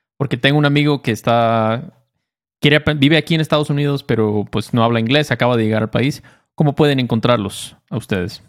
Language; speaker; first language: Spanish; native; Spanish